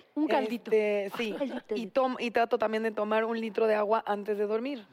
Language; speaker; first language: Spanish; native; Spanish